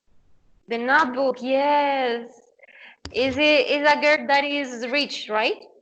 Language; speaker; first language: English; non-native, fluent; Spanish